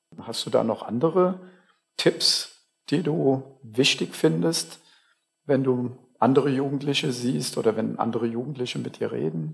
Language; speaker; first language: German; native; German